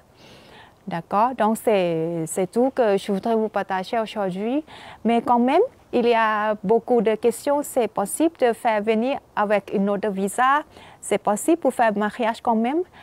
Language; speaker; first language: French; non-native, fluent; Thai